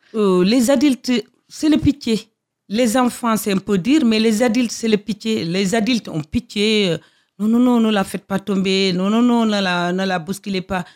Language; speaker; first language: French; non-native, local second language; Fula